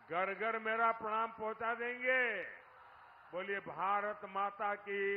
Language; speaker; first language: Hindi; non-native, local second language; Gujarati